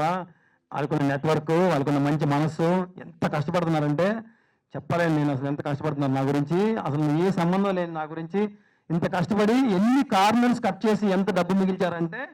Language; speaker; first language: Telugu; native; Telugu